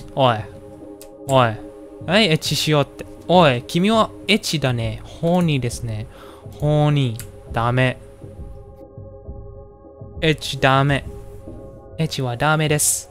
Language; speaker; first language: Japanese; non-native, learner; Indonesian